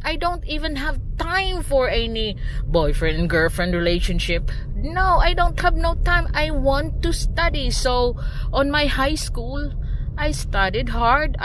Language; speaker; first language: English; non-native, local second language; Cebuano